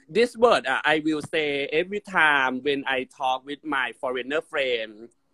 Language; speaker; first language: English; non-native, learner; Thai